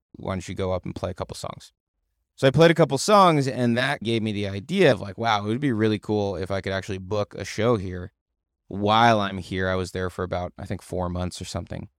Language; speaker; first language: English; native; English